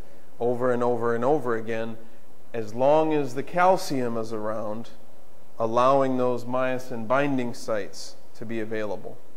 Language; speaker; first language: English; native; English